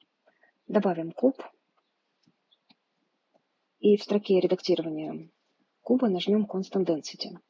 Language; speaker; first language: Russian; native; Russian